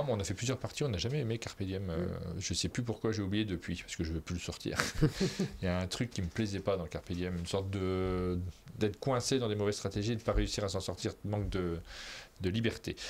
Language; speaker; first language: French; native; French